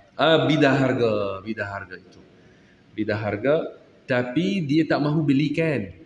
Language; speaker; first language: Malay; non-native, fluent; Arabic